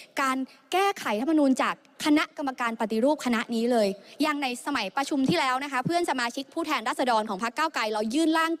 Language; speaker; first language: Thai; native; Thai